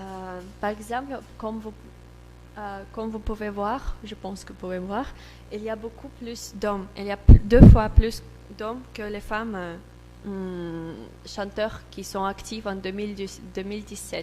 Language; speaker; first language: French; non-native, learner; Russian